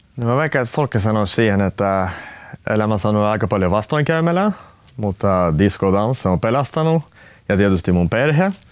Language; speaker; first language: Finnish; non-native, local second language; Swedish